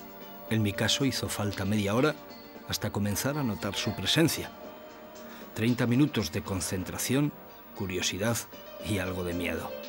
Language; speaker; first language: Spanish; native; Spanish